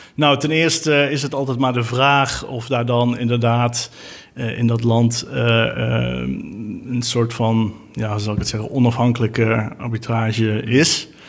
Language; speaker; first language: Dutch; native; Dutch